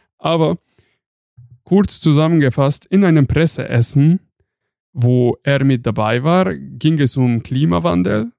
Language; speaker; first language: German; non-native, fluent; Hungarian